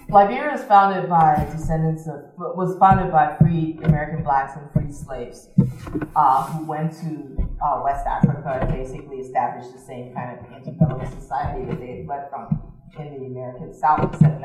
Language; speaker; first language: English; native; English